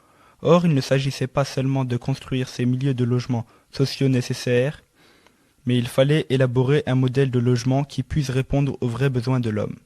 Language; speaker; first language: French; native; French